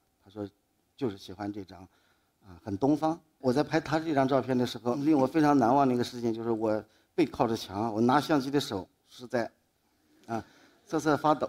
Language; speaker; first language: Chinese; native; Chinese